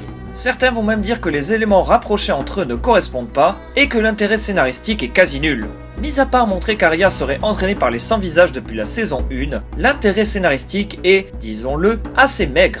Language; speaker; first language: French; native; French